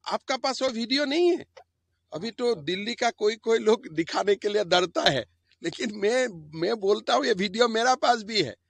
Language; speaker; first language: Hindi; non-native, local second language; Assamese